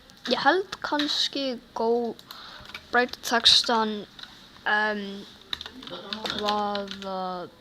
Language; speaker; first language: Icelandic; early bilingual, heritage; Swedish